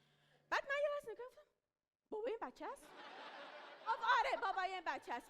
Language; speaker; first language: Persian; native; Persian